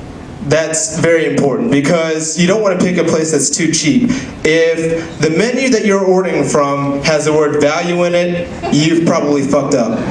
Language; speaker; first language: English; native; English